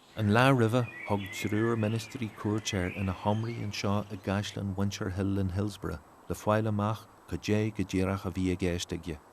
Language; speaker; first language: Irish; native; Irish